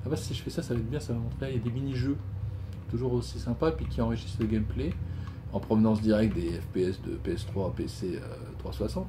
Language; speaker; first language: French; native; French